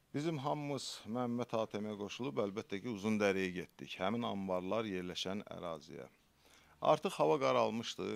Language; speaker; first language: Azerbaijani; native; Azerbaijani